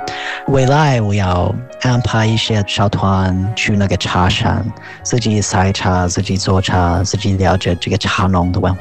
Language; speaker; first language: Chinese; non-native, fluent; English